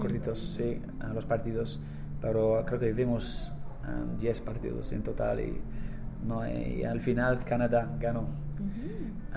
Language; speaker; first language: Spanish; non-native, learner; English